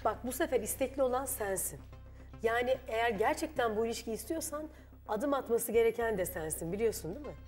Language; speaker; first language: Turkish; native; Turkish